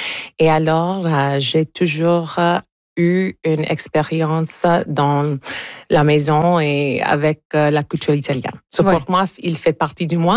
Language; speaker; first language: French; early bilingual, heritage; English